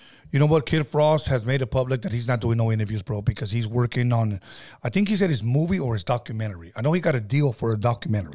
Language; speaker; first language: English; native; English